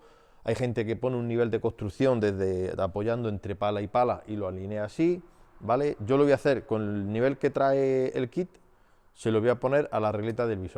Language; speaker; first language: Spanish; native; Spanish